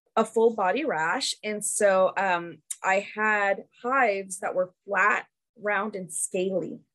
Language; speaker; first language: English; early bilingual, other home language; Spanish